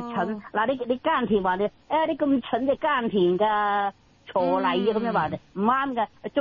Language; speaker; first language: Cantonese; native; Cantonese